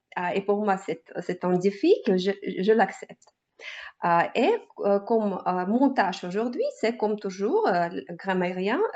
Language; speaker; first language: French; non-native, learner; Russian